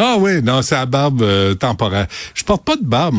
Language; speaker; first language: French; native; French